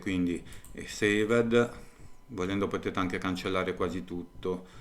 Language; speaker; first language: Italian; native; Italian